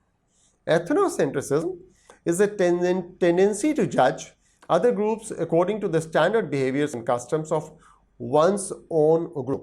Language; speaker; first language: English; non-native, local second language; Hindi